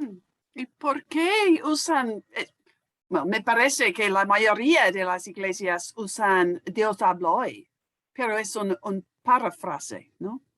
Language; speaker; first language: Spanish; non-native, fluent; English